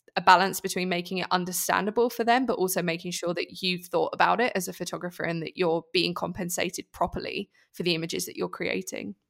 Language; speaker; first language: English; native; English